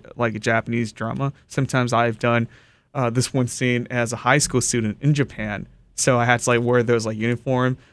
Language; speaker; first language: English; early bilingual, other home language; Japanese